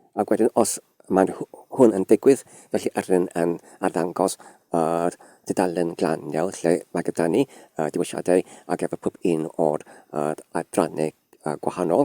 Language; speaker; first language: Welsh; non-native, learner; English